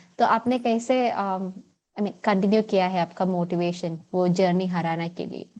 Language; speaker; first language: Hindi; non-native, local second language; Malayalam